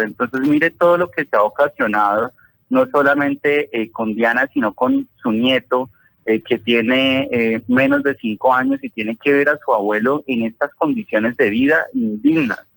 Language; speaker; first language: Spanish; native; Spanish